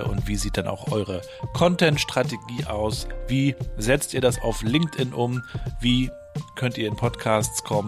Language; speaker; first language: German; native; German